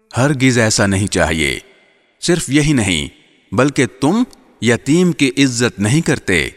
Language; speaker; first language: Urdu; native; Urdu